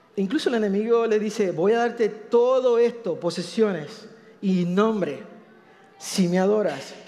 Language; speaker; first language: Spanish; native; Spanish